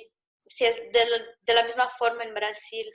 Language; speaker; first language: Spanish; non-native, learner; Portuguese